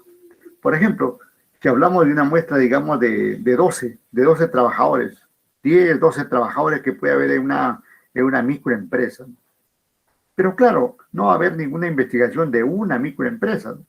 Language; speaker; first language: Spanish; native; Spanish